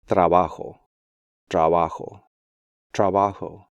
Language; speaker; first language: Spanish; non-native, fluent; English